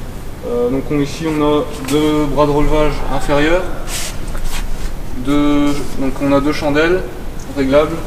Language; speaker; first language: French; native; French